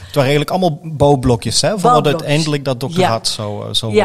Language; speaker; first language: Dutch; native; Dutch